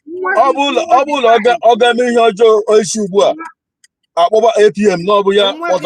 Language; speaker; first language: Igbo; early bilingual, heritage; Igbo